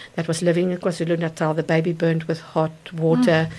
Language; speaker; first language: English; non-native, local second language; Afrikaans